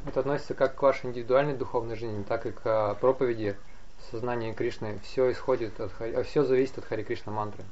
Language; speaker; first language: Russian; native; Russian